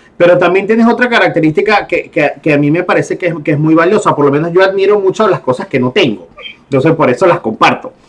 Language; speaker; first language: Spanish; native; Spanish